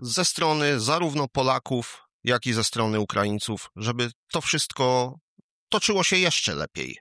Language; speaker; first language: Polish; native; Polish